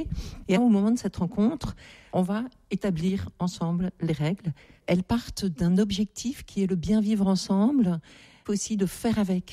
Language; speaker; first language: French; native; French